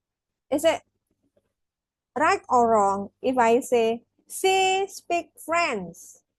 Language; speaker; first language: English; non-native, fluent; Indonesian